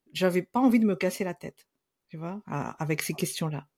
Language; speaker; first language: French; non-native, local second language; Malagasy